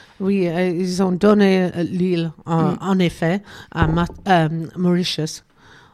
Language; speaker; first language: French; non-native, learner; English